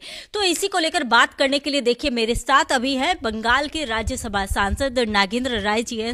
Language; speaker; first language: Hindi; native; Hindi